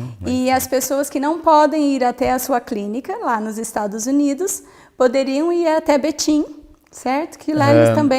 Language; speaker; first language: Portuguese; native; Portuguese